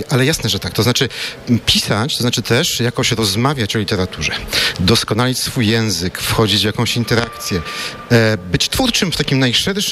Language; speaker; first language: Polish; native; Polish